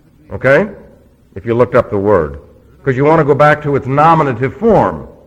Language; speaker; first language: English; native; English